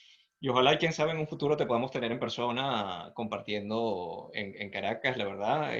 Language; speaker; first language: Spanish; native; Spanish